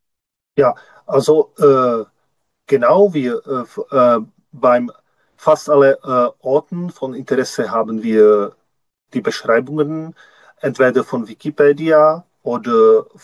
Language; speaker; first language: German; non-native, learner; Czech